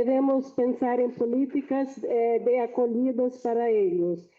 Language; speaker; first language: Portuguese; non-native, fluent; Spanish